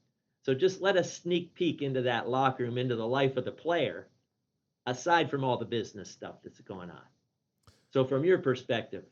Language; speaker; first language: English; native; English